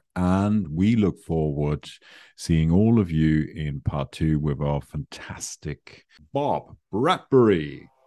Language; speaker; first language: English; non-native, fluent; German